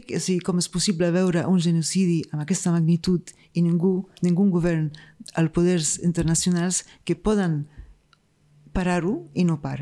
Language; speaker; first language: Catalan; non-native, fluent; Arabic